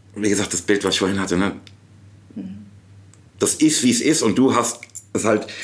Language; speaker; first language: German; native; German